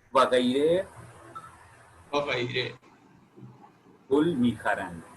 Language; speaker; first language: Persian; non-native, fluent; Urdu